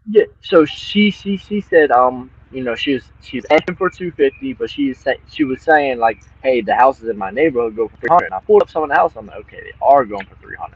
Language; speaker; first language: English; native; English